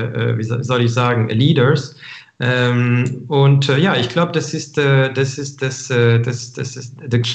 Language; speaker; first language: German; non-native, fluent; French